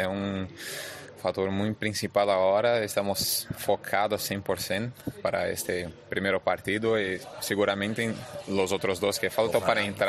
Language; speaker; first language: Spanish; non-native, fluent; Portuguese